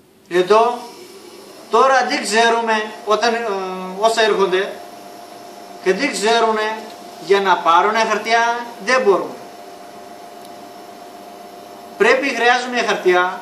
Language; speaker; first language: Greek; non-native, learner; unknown